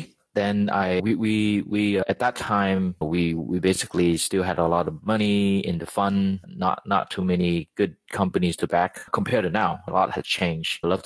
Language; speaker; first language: English; native; English